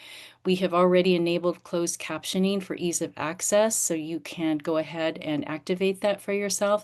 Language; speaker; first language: English; native; English